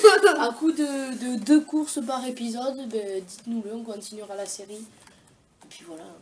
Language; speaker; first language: French; native; French